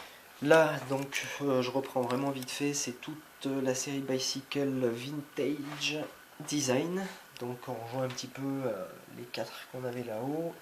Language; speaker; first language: French; native; French